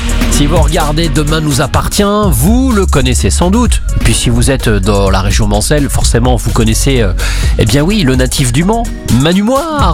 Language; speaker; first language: French; native; French